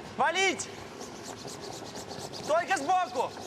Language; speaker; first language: Russian; native; Russian